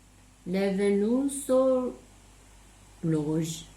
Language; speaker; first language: French; non-native, learner; Chinese